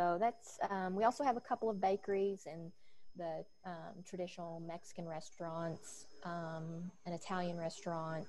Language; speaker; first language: English; native; English